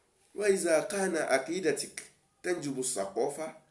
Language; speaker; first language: Arabic; non-native, learner; Yoruba